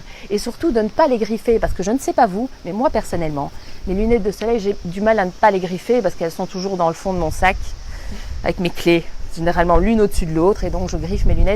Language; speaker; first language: French; native; French